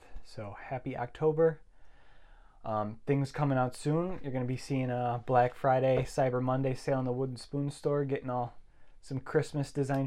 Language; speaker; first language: English; native; English